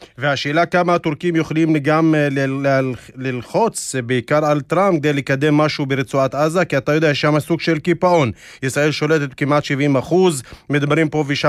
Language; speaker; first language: Hebrew; non-native, local second language; Arabic